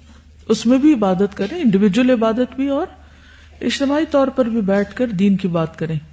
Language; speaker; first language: Urdu; native; Urdu